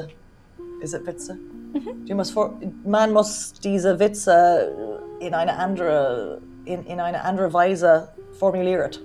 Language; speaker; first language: German; non-native, learner; English